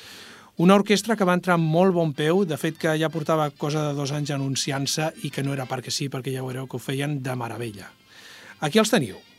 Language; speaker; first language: Catalan; native; Catalan